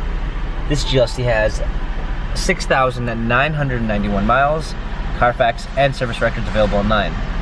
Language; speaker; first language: English; native; English